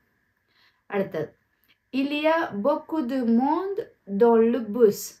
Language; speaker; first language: French; non-native, fluent; Tamil